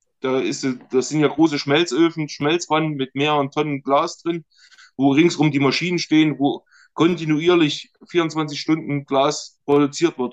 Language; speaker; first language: German; native; German